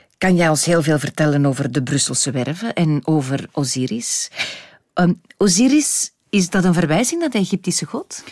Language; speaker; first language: Dutch; non-native, local second language; French